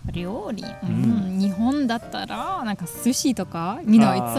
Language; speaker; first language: Japanese; non-native, learner; German